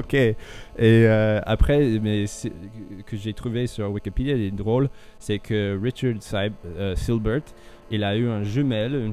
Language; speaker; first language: French; non-native, fluent; English